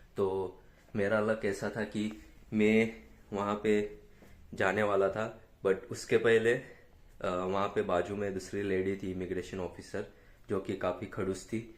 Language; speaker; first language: Hindi; non-native, local second language; Gujarati